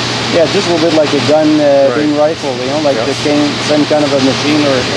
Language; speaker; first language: English; non-native, local second language; French